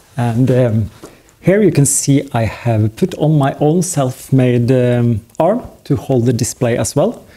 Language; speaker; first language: English; non-native, fluent; Norwegian